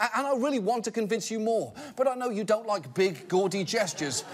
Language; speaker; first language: English; native; English